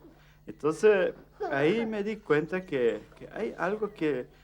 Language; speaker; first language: Spanish; early bilingual, heritage; Plautdietsch